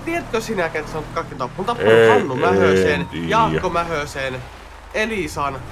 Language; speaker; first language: Finnish; native; Finnish